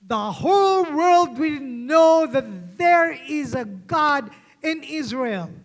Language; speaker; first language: English; non-native, local second language; Filipino